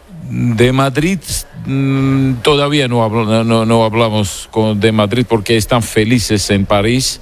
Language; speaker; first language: Spanish; non-native, fluent; Georgian